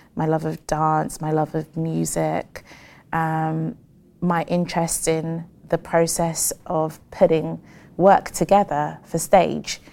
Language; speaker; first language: English; native; English